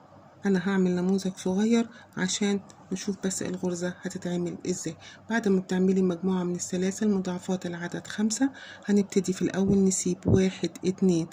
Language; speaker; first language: Arabic; native; Arabic